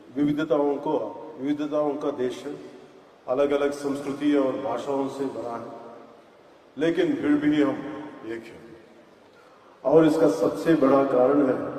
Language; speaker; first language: Hindi; non-native, local second language; Telugu